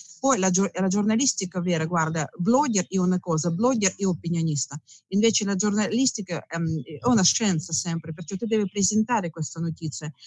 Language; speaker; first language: Italian; non-native, fluent; Russian